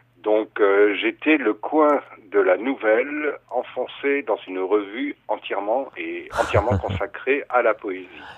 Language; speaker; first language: French; non-native, local second language; German